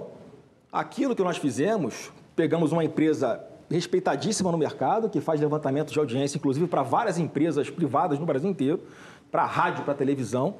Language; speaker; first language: Portuguese; native; Portuguese